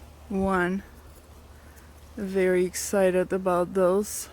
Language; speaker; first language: English; non-native, fluent; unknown